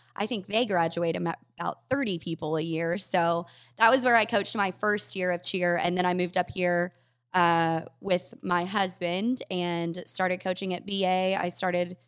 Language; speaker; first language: English; native; English